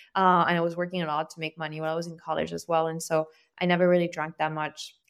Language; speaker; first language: English; non-native, fluent; French